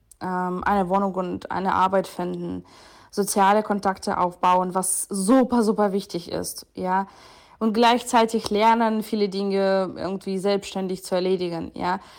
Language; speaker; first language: German; non-native, fluent; Ukrainian